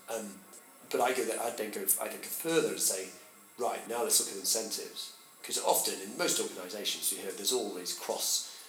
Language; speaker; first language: English; native; English